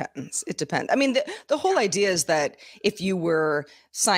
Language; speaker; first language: English; native; English